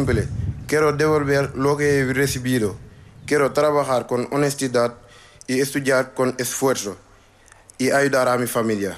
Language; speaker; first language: Spanish; non-native, learner; Wolof